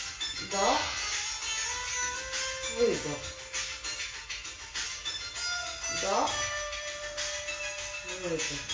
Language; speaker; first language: Russian; native; Russian